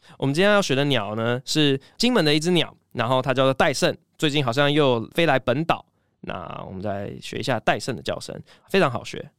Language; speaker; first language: Chinese; early bilingual, other home language; English